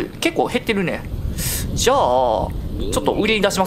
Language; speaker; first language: Japanese; native; Japanese